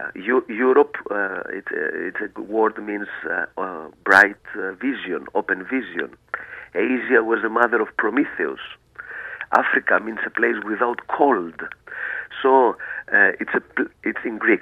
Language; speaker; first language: English; non-native, fluent; Greek